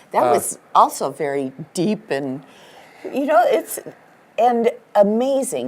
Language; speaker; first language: English; native; English